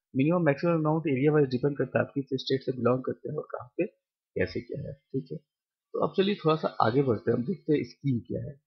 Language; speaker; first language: Hindi; non-native, local second language; Bangla